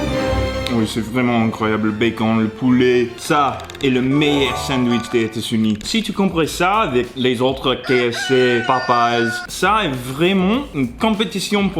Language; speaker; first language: French; non-native, learner; English